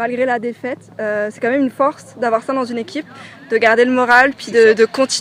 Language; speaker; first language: French; native; French